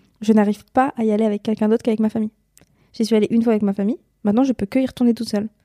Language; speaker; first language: French; native; French